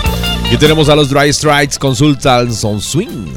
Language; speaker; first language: Spanish; native; Spanish